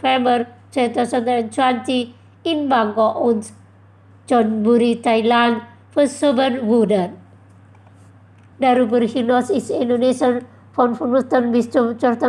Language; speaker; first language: German; non-native, fluent; Indonesian